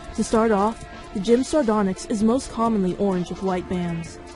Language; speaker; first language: English; native; English